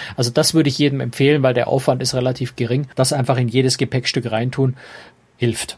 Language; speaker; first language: German; native; German